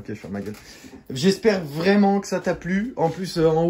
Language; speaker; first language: French; native; French